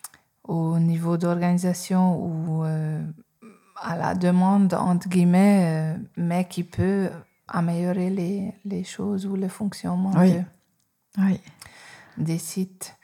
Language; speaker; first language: French; non-native, fluent; Hungarian